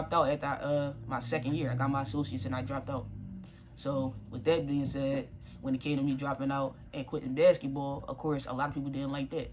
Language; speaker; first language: English; native; English